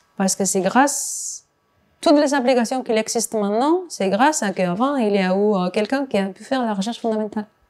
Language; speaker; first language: French; non-native, fluent; Spanish